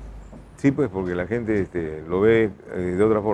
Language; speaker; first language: Spanish; native; Spanish